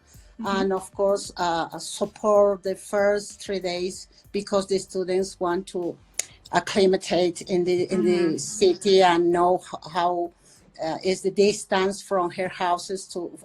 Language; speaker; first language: English; non-native, fluent; Spanish